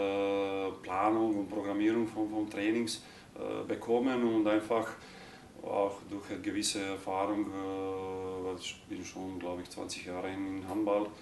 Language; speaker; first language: German; non-native, learner; Croatian